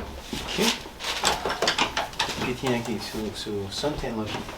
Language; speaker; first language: Spanish; early bilingual, heritage; Spanish